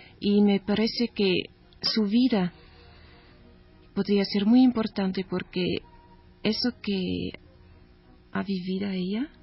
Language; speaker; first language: Spanish; non-native, learner; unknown